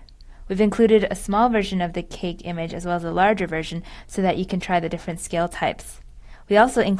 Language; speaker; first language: English; native; English